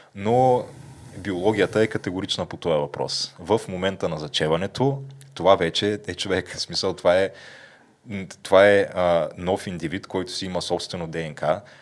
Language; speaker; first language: Bulgarian; native; Bulgarian